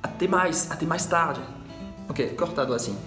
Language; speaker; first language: Portuguese; non-native, fluent; French